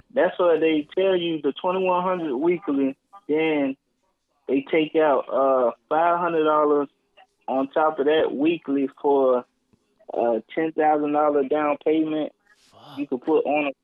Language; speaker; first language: English; native; English